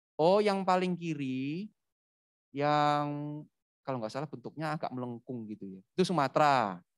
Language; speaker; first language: Indonesian; native; Indonesian